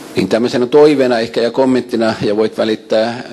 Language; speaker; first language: Finnish; native; Finnish